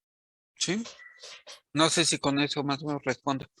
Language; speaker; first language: Spanish; native; Spanish